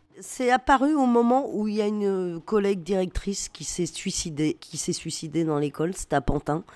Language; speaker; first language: French; native; French